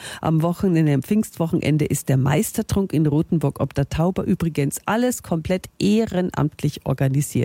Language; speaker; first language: German; native; German